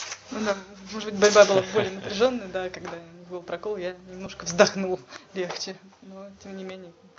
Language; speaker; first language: Russian; native; Russian